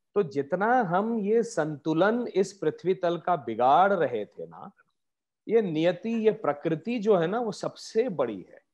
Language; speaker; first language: Hindi; non-native, local second language; Marathi